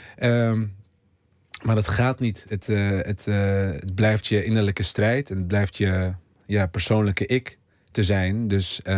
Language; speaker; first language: Dutch; native; Dutch